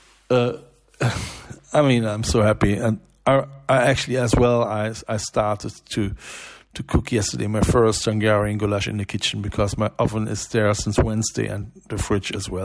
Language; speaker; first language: English; non-native, fluent; German